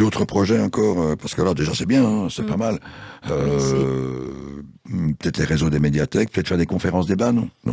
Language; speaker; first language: French; native; French